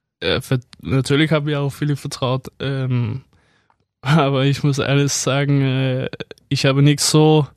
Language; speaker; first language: German; non-native, fluent; Danish